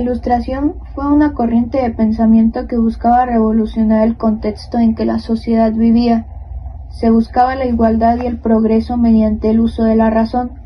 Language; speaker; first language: Spanish; native; Spanish